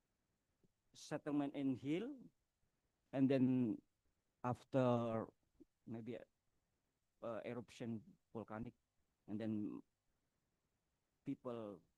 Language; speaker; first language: English; non-native, learner; Indonesian